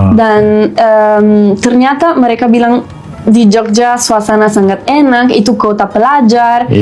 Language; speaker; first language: Indonesian; non-native, fluent; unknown